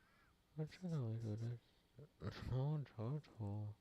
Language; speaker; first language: Japanese; non-native, learner; English